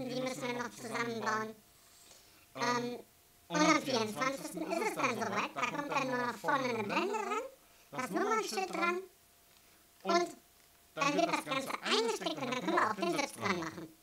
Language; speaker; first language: German; native; German